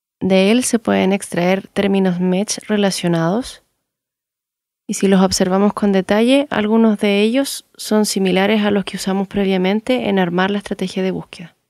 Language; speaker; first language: Spanish; native; Spanish